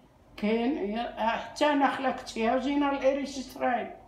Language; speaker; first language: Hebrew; non-native, fluent; Arabic